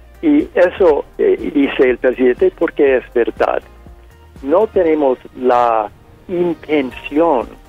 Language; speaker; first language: Spanish; non-native, fluent; English